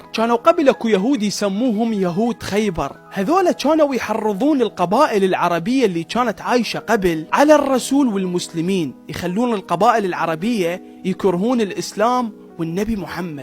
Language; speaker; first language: Arabic; native; Arabic